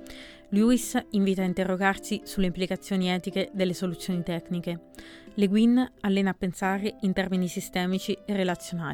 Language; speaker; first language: Italian; native; Italian